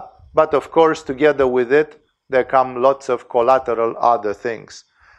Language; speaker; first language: English; non-native, fluent; Romanian